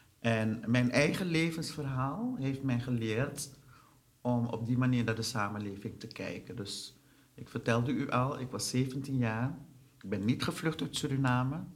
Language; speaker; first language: Dutch; native; Dutch